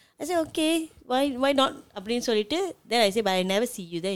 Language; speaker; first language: English; non-native, local second language; Tamil